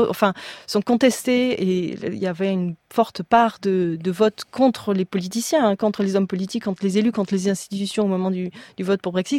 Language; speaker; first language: French; native; French